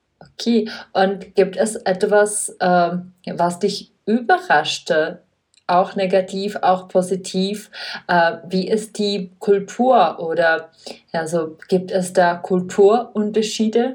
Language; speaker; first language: German; non-native, fluent; Czech